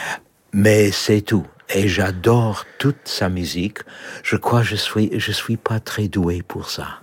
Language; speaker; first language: French; non-native, learner; Polish